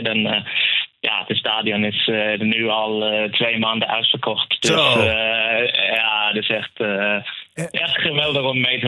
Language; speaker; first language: Dutch; non-native, fluent; Norwegian